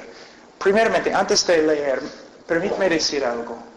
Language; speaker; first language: Spanish; non-native, fluent; English